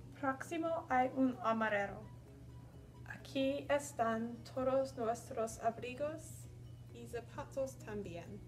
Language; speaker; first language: Spanish; non-native, learner; English